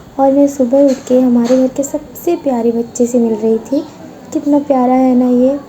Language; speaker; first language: Hindi; non-native, local second language; Bangla